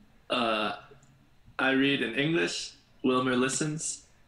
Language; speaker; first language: English; native; English